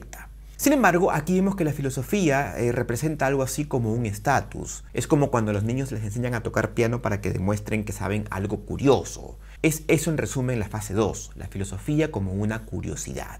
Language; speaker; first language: Spanish; native; Spanish